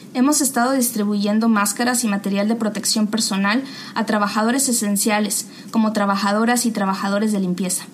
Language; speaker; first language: Spanish; native; Spanish